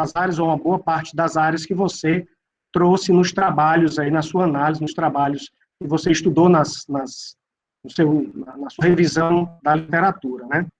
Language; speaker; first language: Portuguese; native; Portuguese